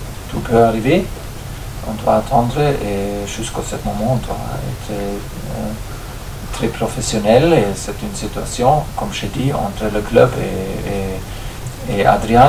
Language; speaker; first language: French; non-native, fluent; German